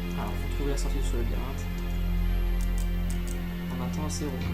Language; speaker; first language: French; native; French